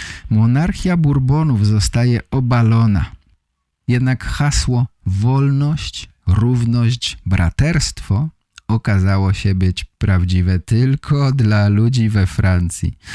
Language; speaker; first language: Polish; native; Polish